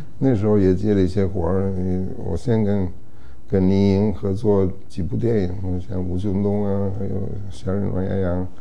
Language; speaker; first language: Chinese; non-native, fluent; Italian